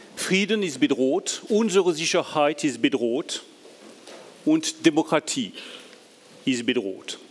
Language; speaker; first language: German; non-native, fluent; French